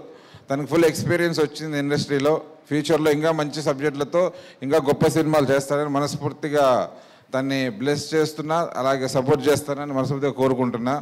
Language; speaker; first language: Telugu; native; Telugu